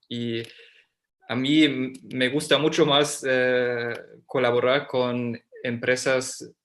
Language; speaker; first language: Spanish; non-native, fluent; German